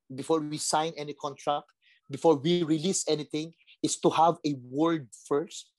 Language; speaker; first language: English; non-native, local second language; Filipino